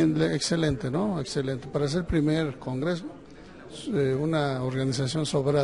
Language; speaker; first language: Spanish; native; Spanish